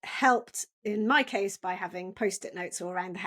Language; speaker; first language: English; native; English